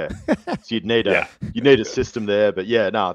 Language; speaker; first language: English; native; English